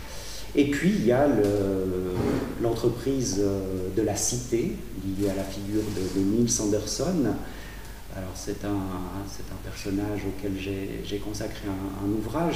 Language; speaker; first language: French; native; French